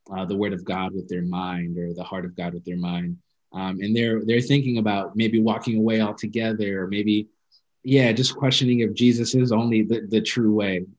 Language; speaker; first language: English; early bilingual, other home language; Amharic